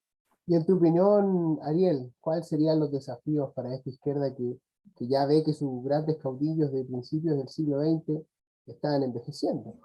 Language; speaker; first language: Spanish; native; Spanish